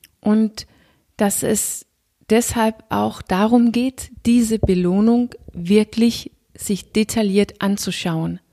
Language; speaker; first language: German; non-native, fluent; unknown